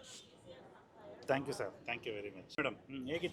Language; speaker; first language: Kannada; native; Kannada